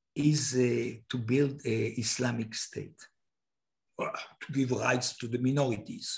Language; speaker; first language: English; non-native, fluent; Hebrew